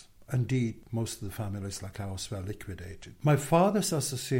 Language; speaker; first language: English; non-native, fluent; Czech